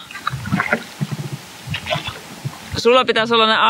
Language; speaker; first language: Finnish; native; Finnish